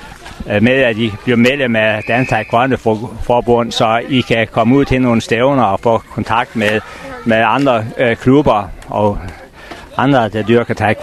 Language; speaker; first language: Danish; native; Danish